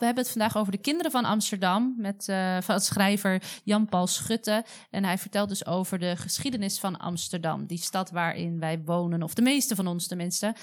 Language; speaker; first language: Dutch; native; Dutch